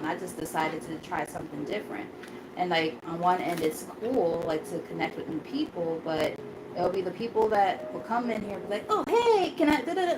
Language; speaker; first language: English; native; English